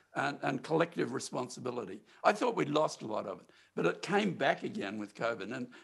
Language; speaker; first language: English; native; English